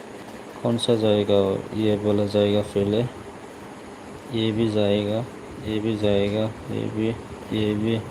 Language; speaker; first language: Hindi; non-native, local second language; Bodo